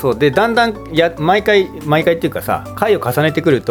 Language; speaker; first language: Japanese; native; Japanese